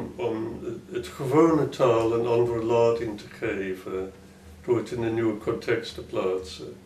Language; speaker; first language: Dutch; non-native, fluent; English